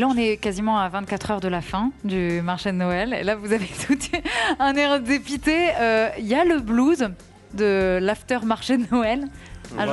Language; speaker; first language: French; native; French